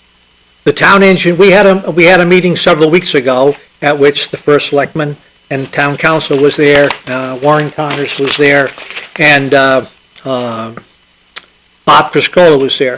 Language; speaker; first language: English; native; English